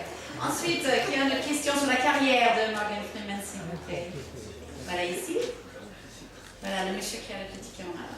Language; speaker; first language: French; native; French